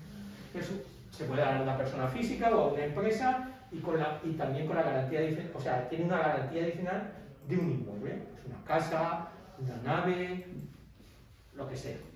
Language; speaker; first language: Spanish; native; Spanish